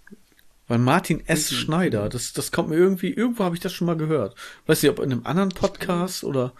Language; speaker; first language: German; native; German